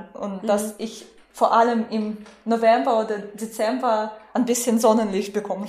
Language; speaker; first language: German; non-native, fluent; Russian